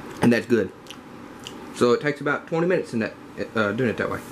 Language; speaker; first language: English; native; English